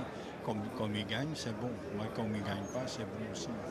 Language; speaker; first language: French; non-native, local second language; Dutch